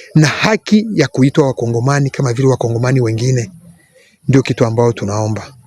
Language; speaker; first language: Swahili; non-native, local second language; Kinyarwanda